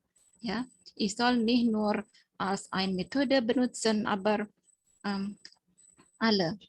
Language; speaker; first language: German; non-native, learner; Indonesian